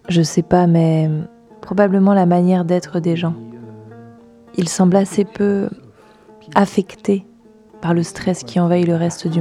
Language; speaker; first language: French; native; French